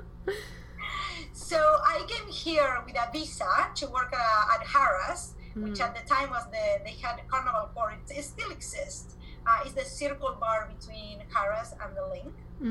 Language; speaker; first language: English; non-native, fluent; Spanish